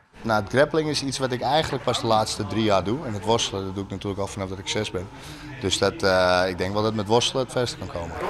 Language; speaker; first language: Dutch; native; Dutch